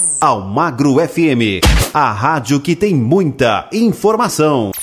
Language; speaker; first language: Portuguese; native; Portuguese